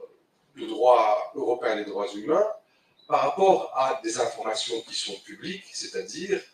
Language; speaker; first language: French; native; French